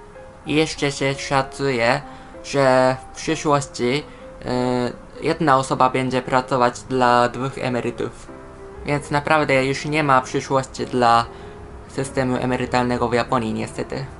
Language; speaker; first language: Polish; non-native, fluent; Japanese